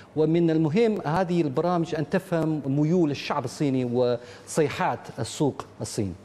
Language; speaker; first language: Arabic; non-native, fluent; Chinese